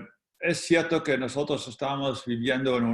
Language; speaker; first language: Spanish; non-native, fluent; Dutch